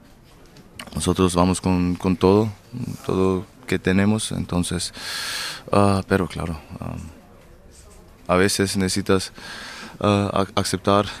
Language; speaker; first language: Spanish; non-native, learner; German